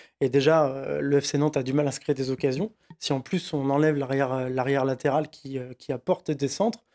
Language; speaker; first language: French; native; French